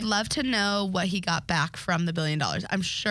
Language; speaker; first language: English; native; English